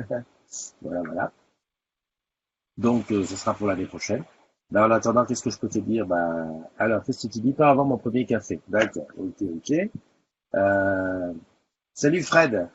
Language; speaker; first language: French; native; French